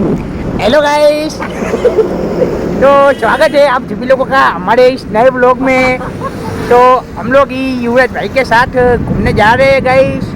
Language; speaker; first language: Hindi; non-native, local second language; Gujarati